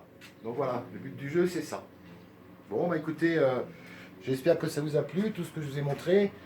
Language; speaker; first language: French; native; French